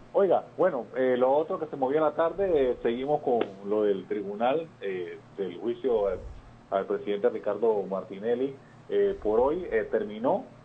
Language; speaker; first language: Spanish; native; Spanish